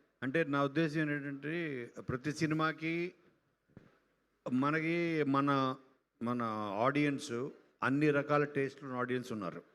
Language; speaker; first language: Telugu; native; Telugu